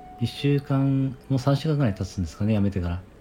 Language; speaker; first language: Japanese; native; Japanese